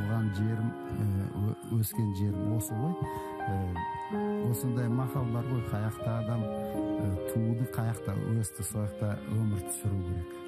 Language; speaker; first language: Kazakh; non-native, local second language; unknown